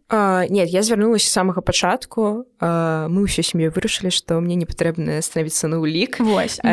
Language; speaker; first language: Belarusian; native; Belarusian